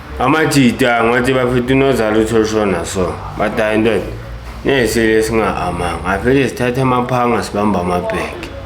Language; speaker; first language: Zulu; native; Zulu